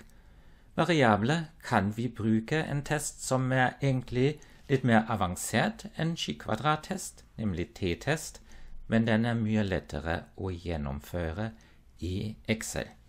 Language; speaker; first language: Norwegian; non-native, fluent; German